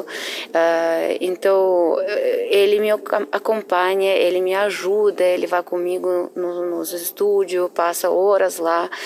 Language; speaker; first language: Portuguese; non-native, fluent; Russian